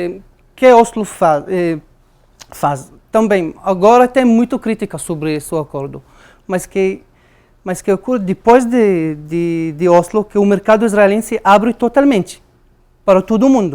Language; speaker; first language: Portuguese; non-native, learner; Arabic